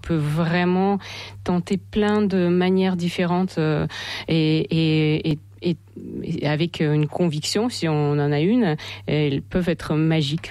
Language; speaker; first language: French; non-native, fluent; Russian